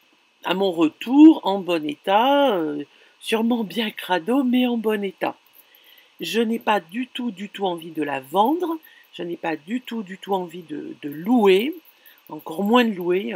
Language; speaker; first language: French; native; French